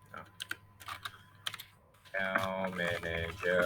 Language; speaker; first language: English; non-native, local second language; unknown